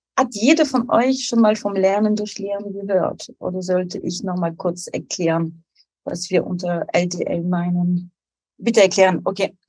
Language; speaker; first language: German; non-native, fluent; French